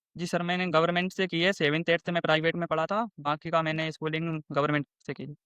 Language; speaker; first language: Hindi; native; Hindi